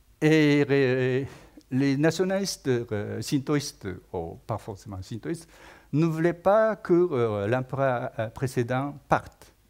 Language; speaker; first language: French; non-native, fluent; Japanese